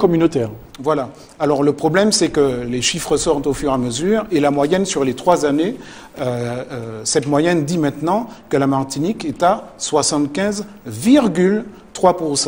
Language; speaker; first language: French; native; French